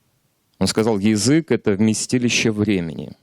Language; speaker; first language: Russian; native; Russian